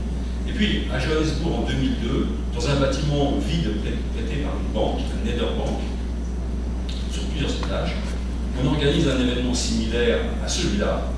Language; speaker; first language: French; native; French